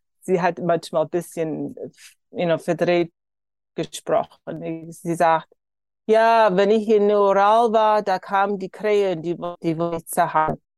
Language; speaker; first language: German; early bilingual, heritage; German